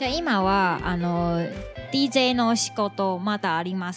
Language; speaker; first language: Japanese; non-native, fluent; Chinese